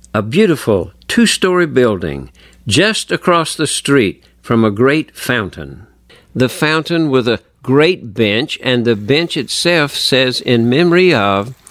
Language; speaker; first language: English; native; English